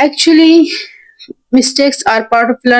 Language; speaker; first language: English; non-native, learner; Hindi